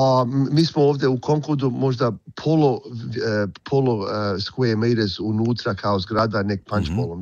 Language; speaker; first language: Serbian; early bilingual, heritage; Croatian